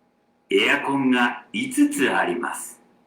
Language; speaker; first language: Japanese; non-native, learner; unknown